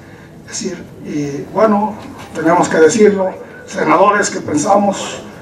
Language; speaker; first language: Spanish; native; Spanish